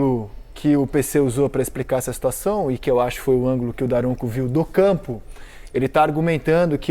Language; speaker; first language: Portuguese; native; Portuguese